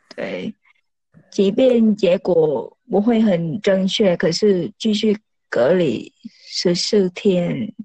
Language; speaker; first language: Chinese; non-native, fluent; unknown